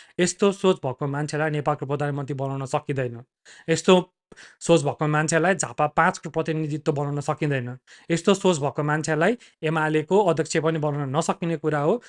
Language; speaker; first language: Nepali; native; Nepali